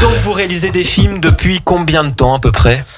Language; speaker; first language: French; native; French